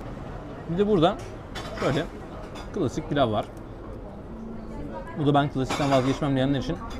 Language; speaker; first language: Turkish; native; Turkish